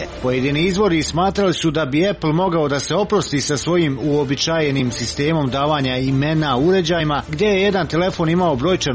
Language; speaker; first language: Croatian; native; Croatian